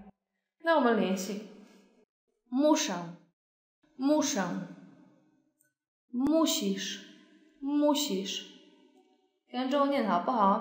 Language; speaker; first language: Chinese; non-native, fluent; Polish